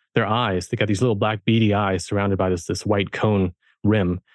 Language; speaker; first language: English; early bilingual, heritage; German